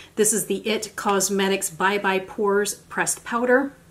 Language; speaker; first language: English; native; English